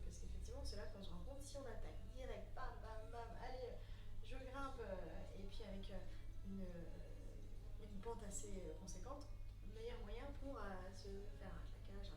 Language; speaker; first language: French; native; French